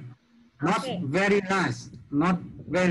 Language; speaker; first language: English; non-native, learner; Vietnamese